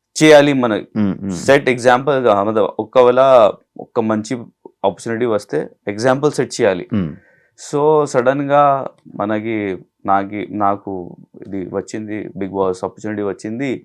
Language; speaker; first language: Telugu; non-native, learner; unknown